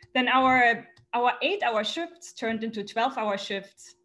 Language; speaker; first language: English; non-native, fluent; German